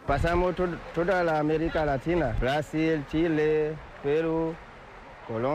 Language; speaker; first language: Spanish; non-native, learner; Haitian Creole